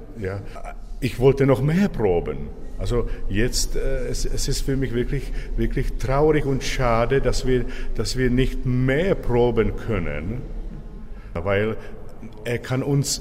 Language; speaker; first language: German; non-native, fluent; Czech